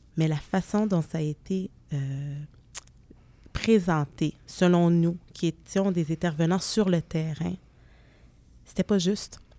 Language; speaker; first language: French; native; French